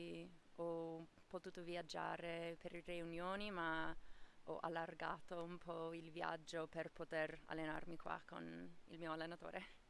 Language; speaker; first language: Italian; non-native, fluent; English